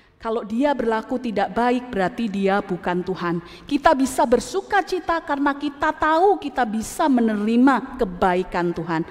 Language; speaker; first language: Indonesian; native; Indonesian